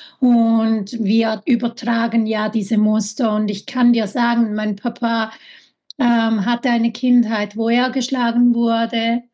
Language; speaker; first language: German; early bilingual, other home language; Italian